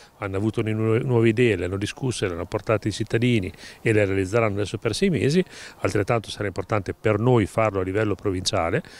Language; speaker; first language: Italian; native; Italian